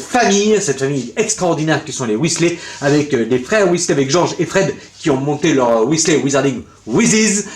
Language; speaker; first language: French; native; French